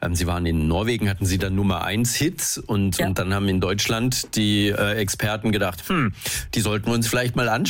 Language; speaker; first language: German; native; German